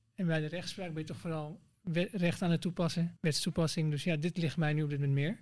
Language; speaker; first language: Dutch; native; Dutch